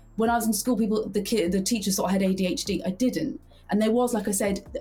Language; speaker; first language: English; early bilingual, heritage; English